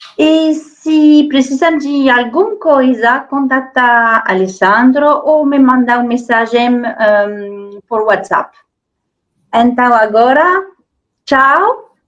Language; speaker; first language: Portuguese; non-native, fluent; French